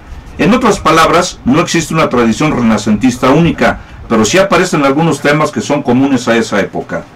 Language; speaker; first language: Spanish; native; Spanish